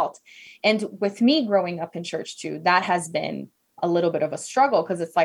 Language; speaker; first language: English; non-native, fluent; Portuguese